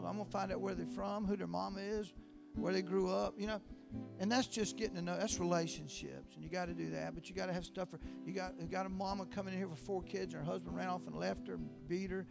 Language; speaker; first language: English; native; English